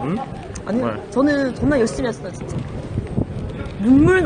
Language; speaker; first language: Korean; native; Korean